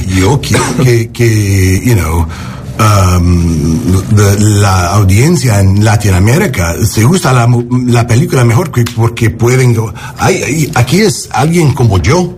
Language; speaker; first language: Spanish; non-native, learner; English